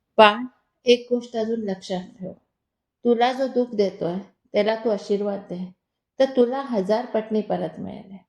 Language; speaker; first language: Marathi; non-native, local second language; Hindi